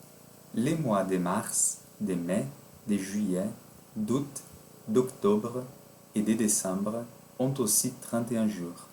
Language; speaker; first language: French; non-native, fluent; Portuguese